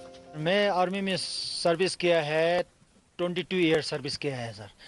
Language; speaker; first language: Hindi; non-native, learner; Tibetan